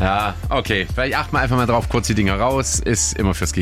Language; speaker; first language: German; native; German